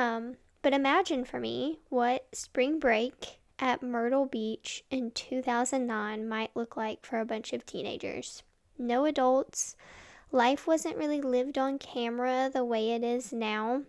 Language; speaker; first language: English; native; English